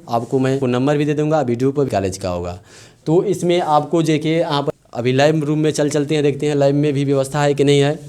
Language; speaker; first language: Hindi; native; Hindi